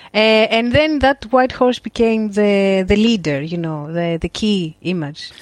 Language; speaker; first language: English; non-native, fluent; Greek